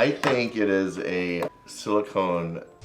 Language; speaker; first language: English; native; English